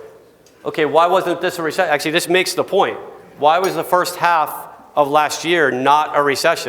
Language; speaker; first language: English; native; English